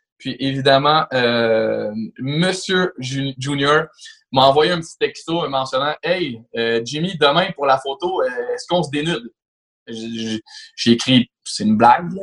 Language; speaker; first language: French; native; French